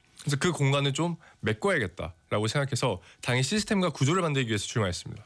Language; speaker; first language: Korean; native; Korean